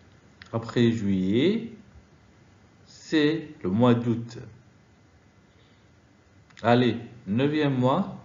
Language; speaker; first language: French; non-native, fluent; Arabic